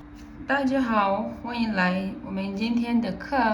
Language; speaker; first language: Chinese; non-native, learner; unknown